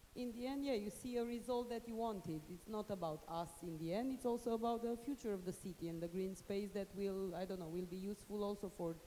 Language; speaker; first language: English; non-native, fluent; Romanian